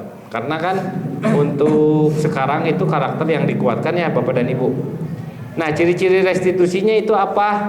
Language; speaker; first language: Indonesian; native; Indonesian